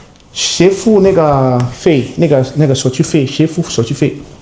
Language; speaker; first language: Chinese; non-native, learner; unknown